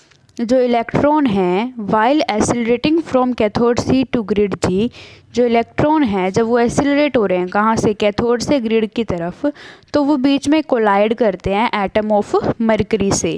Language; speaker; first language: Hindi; native; Hindi